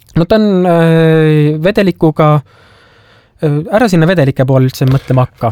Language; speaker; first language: Estonian; native; Estonian